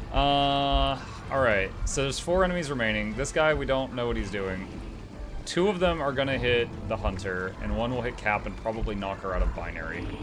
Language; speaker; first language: English; native; English